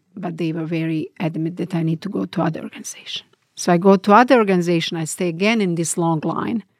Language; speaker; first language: English; non-native, fluent; Bosnian